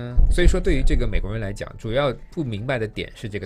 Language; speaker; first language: Chinese; native; Chinese